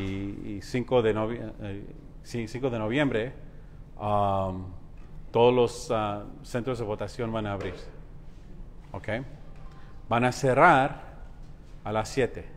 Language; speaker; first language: Spanish; early bilingual, heritage; Spanish